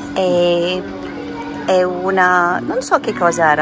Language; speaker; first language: Italian; non-native, learner; English